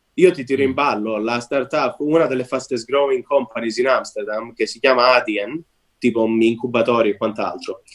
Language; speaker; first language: Italian; native; Italian